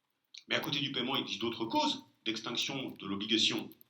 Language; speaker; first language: French; native; French